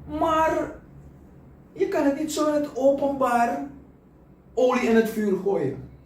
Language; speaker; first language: Dutch; native; Dutch